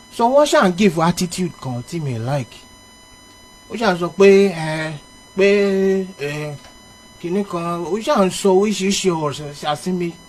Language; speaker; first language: Yoruba; early bilingual, heritage; Yoruba